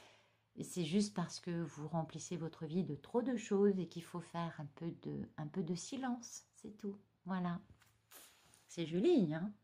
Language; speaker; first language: French; native; French